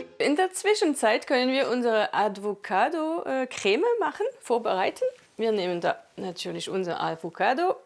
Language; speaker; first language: German; non-native, local second language; Swiss German